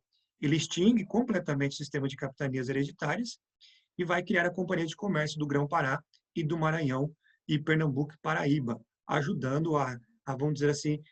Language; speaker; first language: Portuguese; native; Portuguese